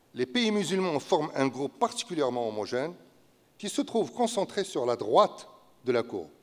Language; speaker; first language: French; non-native, local second language; Arabic